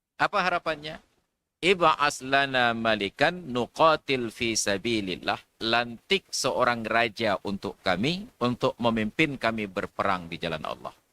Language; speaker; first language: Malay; non-native, local second language; Achinese